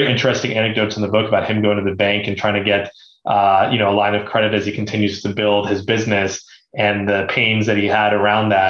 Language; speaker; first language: English; native; English